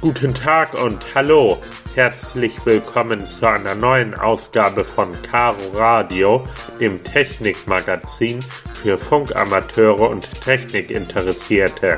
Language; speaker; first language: German; native; German